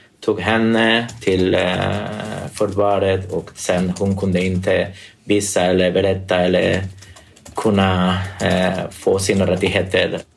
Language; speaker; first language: Swedish; non-native, fluent; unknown